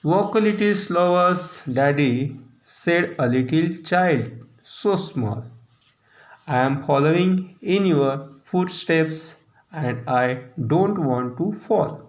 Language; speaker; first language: English; non-native, local second language; Marathi